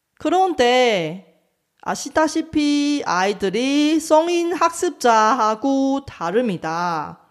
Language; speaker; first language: Korean; non-native, fluent; Chinese